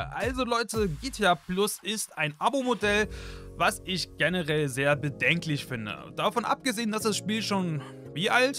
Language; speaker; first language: German; native; German